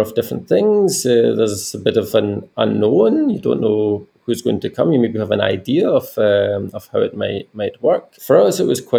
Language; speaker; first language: English; native; English